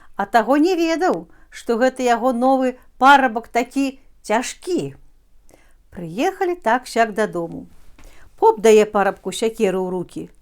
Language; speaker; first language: Belarusian; native; Belarusian